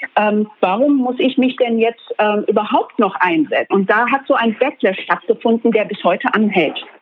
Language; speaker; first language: German; early bilingual, other home language; Turkish